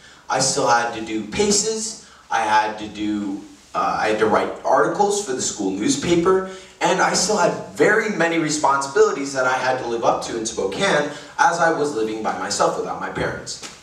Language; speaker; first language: English; native; English